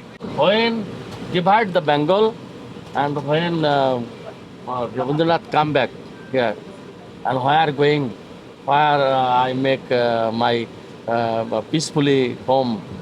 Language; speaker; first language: English; non-native, learner; Bangla